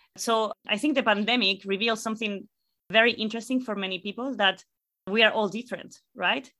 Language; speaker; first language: English; non-native, fluent; Spanish